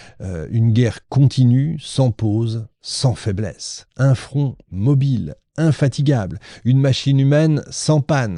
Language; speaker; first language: French; native; French